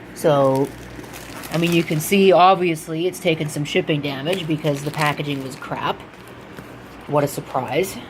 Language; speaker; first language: English; native; English